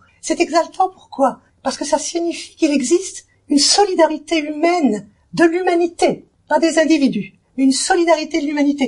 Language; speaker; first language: French; native; French